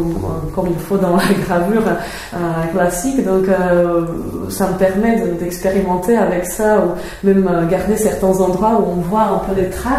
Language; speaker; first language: French; non-native, fluent; Czech